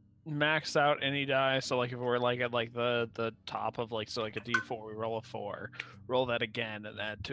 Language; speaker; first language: English; native; English